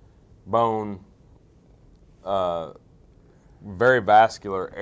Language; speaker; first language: English; native; English